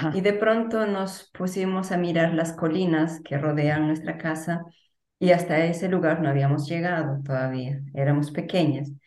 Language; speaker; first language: Spanish; native; Spanish